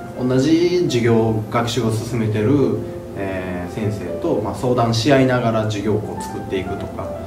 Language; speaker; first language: Japanese; native; Japanese